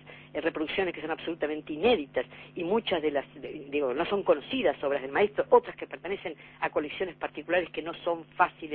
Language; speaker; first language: Spanish; native; Spanish